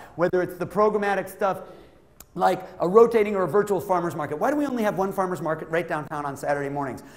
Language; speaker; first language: English; native; English